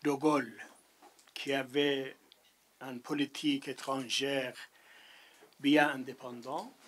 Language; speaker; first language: French; non-native, fluent; Persian